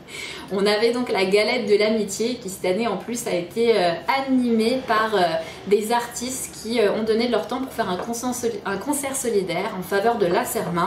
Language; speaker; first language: French; native; French